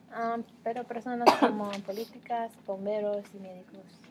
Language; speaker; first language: Spanish; non-native, learner; English